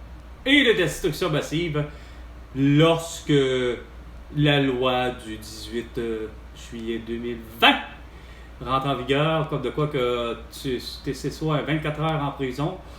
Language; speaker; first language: French; native; French